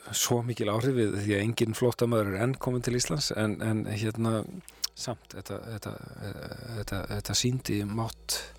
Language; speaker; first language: Icelandic; native; Icelandic